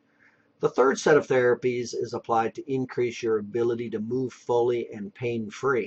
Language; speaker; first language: English; native; English